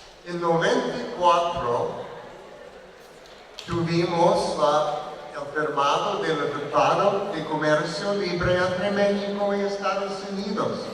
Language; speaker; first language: Spanish; non-native, learner; English